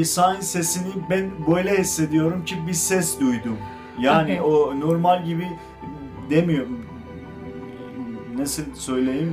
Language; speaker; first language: Turkish; non-native, learner; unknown